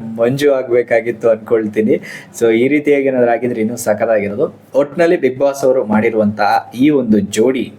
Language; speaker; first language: Kannada; native; Kannada